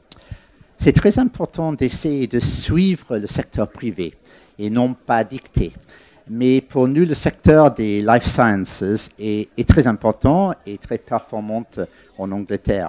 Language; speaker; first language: French; non-native, fluent; English